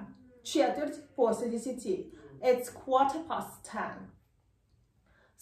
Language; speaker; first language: Russian; native; Russian